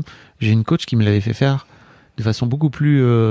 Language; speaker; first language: French; native; French